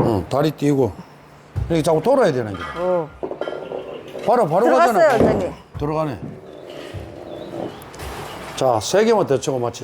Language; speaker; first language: Korean; native; Korean